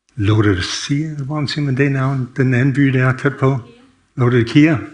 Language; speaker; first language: Danish; non-native, fluent; English